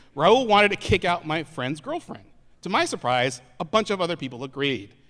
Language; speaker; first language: English; native; English